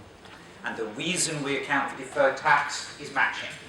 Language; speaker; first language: English; native; English